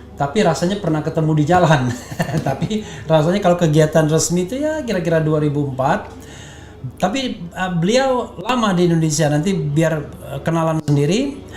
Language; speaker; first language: Indonesian; native; Indonesian